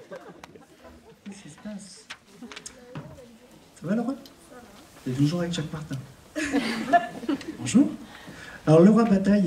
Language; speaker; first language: French; native; French